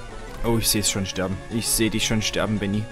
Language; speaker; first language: German; native; German